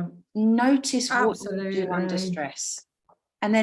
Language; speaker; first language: English; native; English